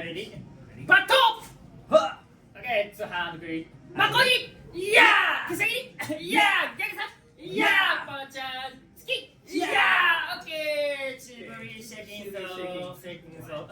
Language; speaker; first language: English; non-native, learner; Japanese